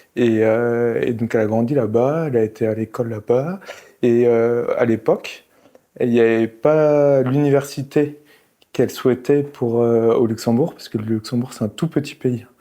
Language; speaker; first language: French; native; French